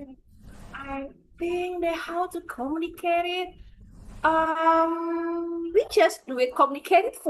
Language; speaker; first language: English; non-native, fluent; Indonesian